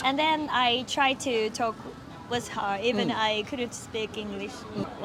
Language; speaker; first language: English; non-native, learner; Japanese